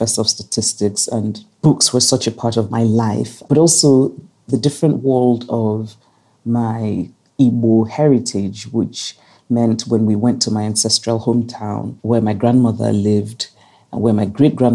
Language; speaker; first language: English; non-native, local second language; Igbo